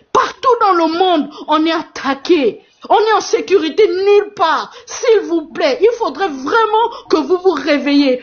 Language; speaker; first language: French; non-native, fluent; Portuguese